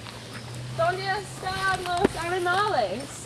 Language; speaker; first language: Spanish; non-native, learner; English